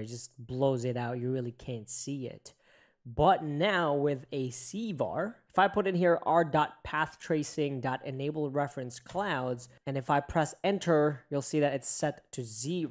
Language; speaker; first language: English; native; English